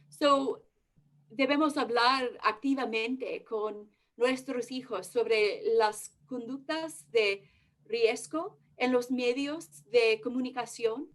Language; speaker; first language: Spanish; early bilingual, heritage; English